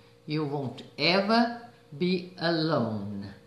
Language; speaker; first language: English; non-native, fluent; Portuguese